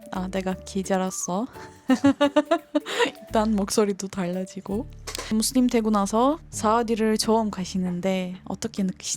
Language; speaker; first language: Korean; non-native, fluent; Turkish